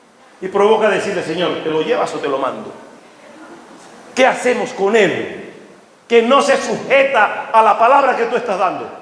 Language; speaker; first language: Spanish; native; Spanish